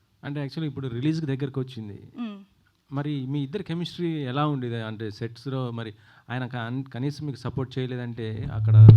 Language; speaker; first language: Telugu; native; Telugu